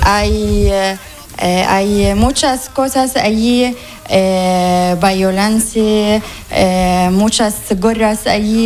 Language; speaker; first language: Spanish; non-native, learner; Arabic